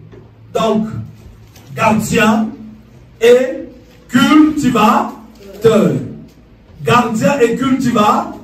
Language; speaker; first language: French; non-native, local second language; Lingala